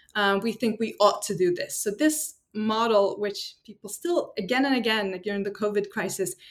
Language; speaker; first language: English; non-native, fluent; Turkish